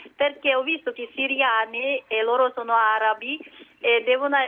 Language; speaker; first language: Italian; non-native, learner; Chinese